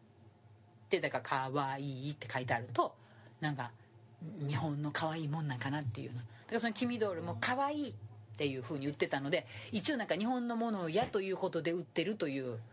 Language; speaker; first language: Japanese; native; Japanese